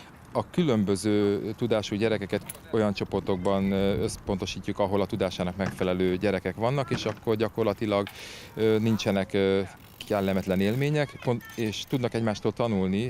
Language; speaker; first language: Hungarian; native; Hungarian